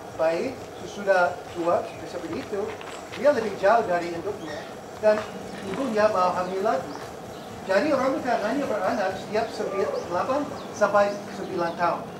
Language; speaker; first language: Indonesian; non-native, fluent; English